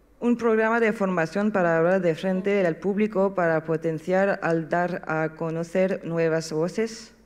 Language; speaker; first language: Spanish; non-native, learner; French